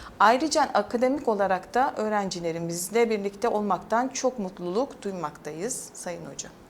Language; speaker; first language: Turkish; native; Turkish